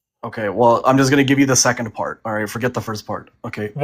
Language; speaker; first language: English; early bilingual, heritage; Punjabi